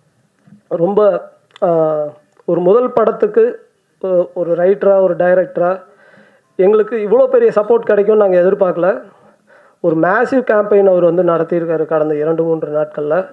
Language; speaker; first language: Tamil; native; Tamil